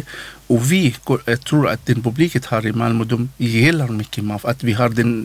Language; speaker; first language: Swedish; non-native, learner; Arabic